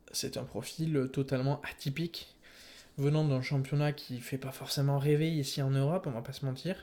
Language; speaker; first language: French; native; French